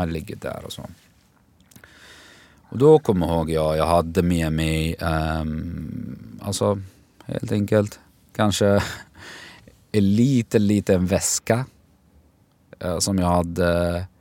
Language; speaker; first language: Swedish; non-native, fluent; Arabic